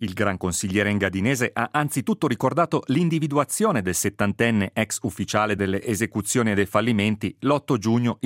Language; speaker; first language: Italian; native; Italian